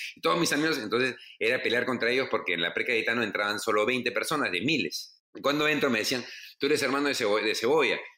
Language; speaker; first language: Spanish; native; Spanish